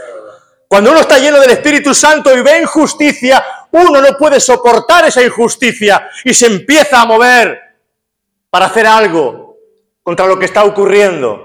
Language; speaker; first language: Spanish; native; Spanish